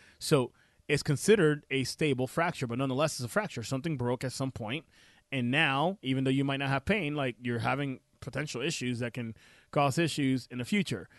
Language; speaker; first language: English; non-native, fluent; Spanish